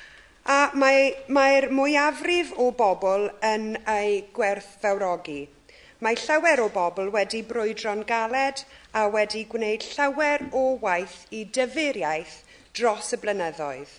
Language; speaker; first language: Welsh; non-native, local second language; English